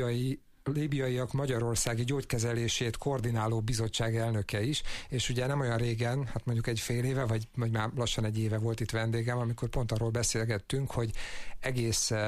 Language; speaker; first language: Hungarian; native; Hungarian